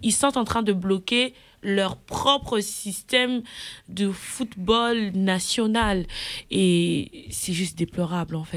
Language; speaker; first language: French; native; French